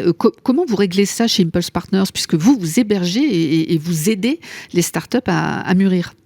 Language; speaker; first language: French; native; French